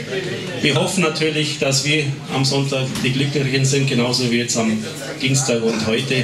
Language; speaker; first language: German; native; German